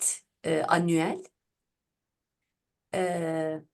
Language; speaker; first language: French; non-native, learner; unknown